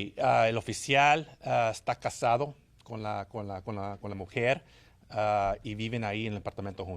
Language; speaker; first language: Spanish; early bilingual, heritage; Spanish